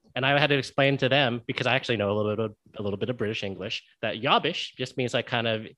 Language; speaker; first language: English; native; English